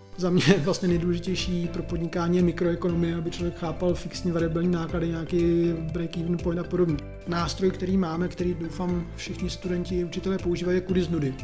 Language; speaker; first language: Czech; native; Czech